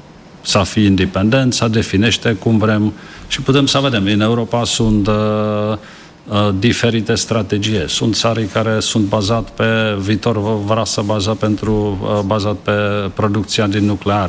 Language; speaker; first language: Romanian; non-native, fluent; Czech